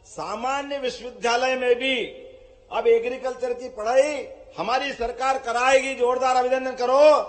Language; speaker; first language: Hindi; native; Hindi